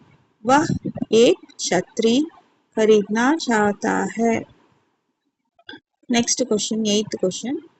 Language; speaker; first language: Hindi; non-native, local second language; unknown